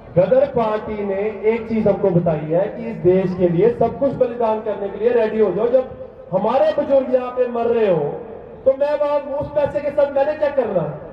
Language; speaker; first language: Hindi; non-native, local second language; Punjabi